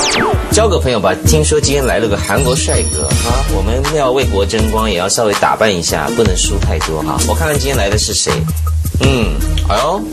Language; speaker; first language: Chinese; native; Chinese